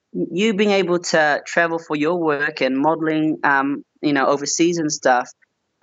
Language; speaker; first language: English; native; English